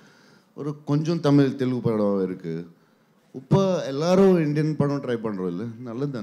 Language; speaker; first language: Tamil; non-native, learner; Telugu